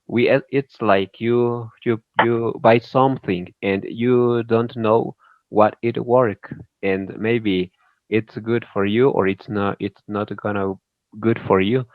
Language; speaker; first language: English; non-native, learner; Spanish